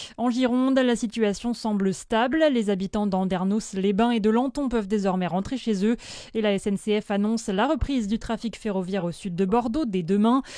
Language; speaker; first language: French; native; French